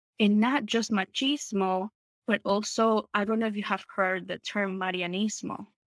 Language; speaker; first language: English; non-native, fluent; Spanish